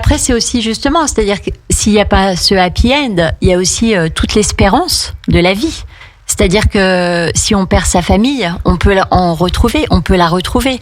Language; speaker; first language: French; native; French